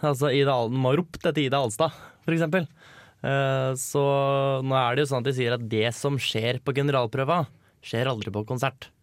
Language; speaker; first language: Norwegian; native; Norwegian